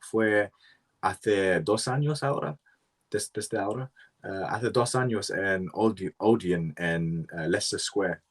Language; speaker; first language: Spanish; non-native, learner; English